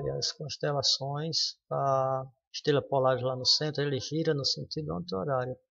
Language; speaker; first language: Portuguese; native; Portuguese